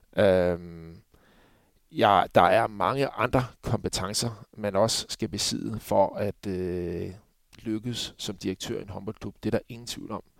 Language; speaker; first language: Danish; native; Danish